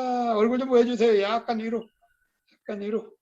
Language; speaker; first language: Korean; native; Korean